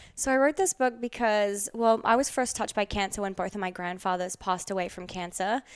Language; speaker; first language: English; native; English